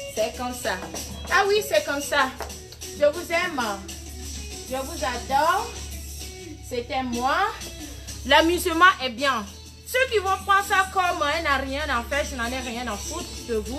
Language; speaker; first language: French; non-native, local second language; Ewe